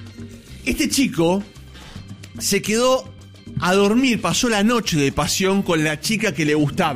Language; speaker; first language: Spanish; native; Spanish